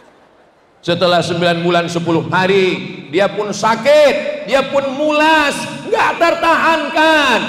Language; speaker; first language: Indonesian; native; Indonesian